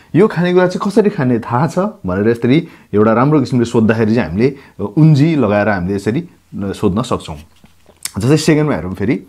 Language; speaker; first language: Nepali; non-native, local second language; Gurung